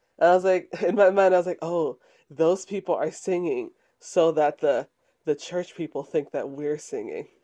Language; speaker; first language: English; early bilingual, other home language; Spanish